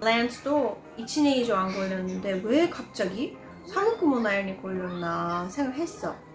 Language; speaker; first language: Korean; non-native, fluent; English